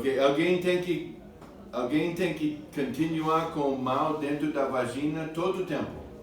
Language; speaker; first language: Portuguese; non-native, fluent; English